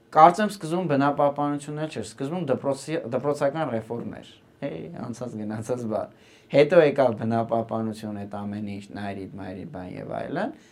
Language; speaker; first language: Armenian; native; Armenian